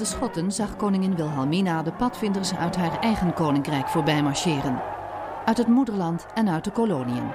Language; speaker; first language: Dutch; native; Dutch